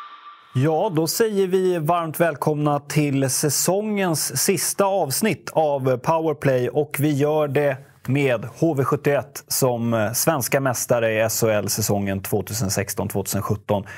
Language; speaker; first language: Swedish; native; Swedish